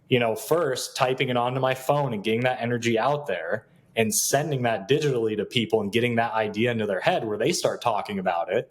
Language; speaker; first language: English; native; English